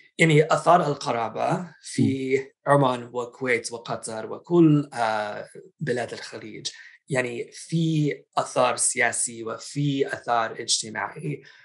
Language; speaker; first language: Arabic; non-native, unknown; English